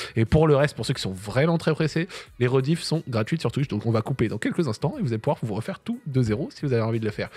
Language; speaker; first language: French; native; French